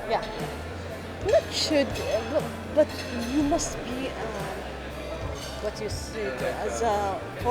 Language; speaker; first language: English; non-native, learner; Arabic